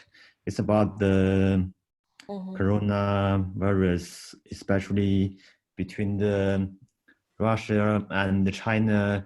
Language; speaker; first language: English; non-native, learner; Chinese